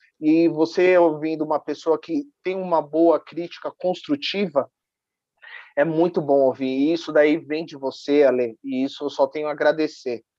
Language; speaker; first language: Portuguese; native; Portuguese